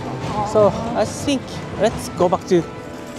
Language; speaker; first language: English; non-native, learner; Japanese